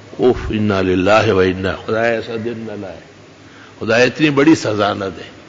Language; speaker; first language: Urdu; non-native, local second language; Pashto